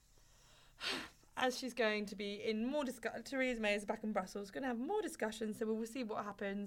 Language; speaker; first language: English; native; English